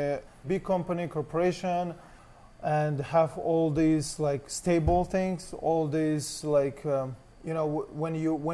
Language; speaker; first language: English; non-native, learner; Russian